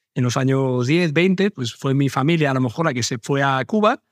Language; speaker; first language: Spanish; native; Spanish